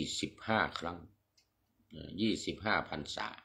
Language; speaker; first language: Thai; native; Thai